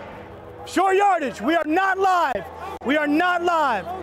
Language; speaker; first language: English; native; English